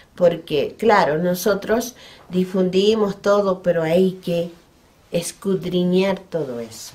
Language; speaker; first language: Spanish; non-native, local second language; Quechua